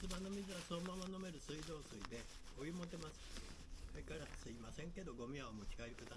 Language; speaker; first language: Japanese; native; Japanese